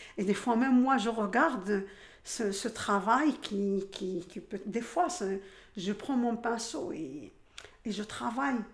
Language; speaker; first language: French; non-native, local second language; Arabic